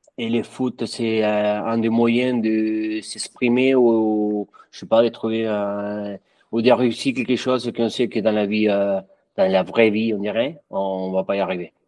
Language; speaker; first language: French; non-native, fluent; Spanish